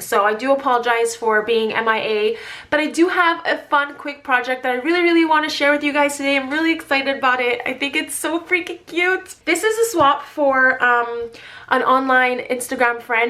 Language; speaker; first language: English; native; English